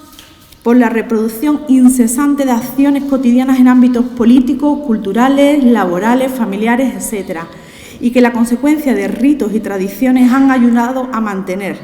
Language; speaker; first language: Spanish; native; Spanish